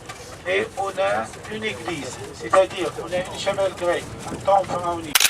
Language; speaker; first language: French; non-native, fluent; Arabic